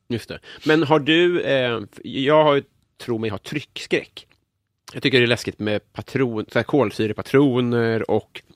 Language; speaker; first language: Swedish; native; Swedish